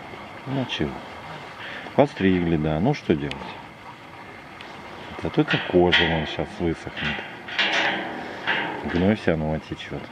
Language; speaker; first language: Russian; native; Russian